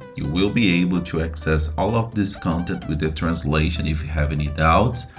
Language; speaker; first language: English; non-native, fluent; Portuguese